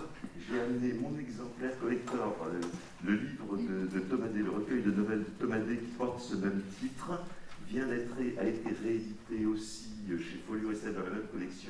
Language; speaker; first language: French; native; French